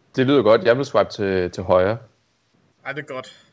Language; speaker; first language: Danish; native; Danish